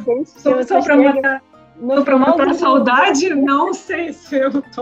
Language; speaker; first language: Portuguese; non-native, learner; Russian